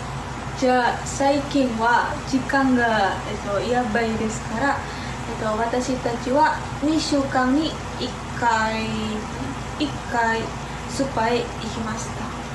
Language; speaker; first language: Japanese; non-native, learner; Indonesian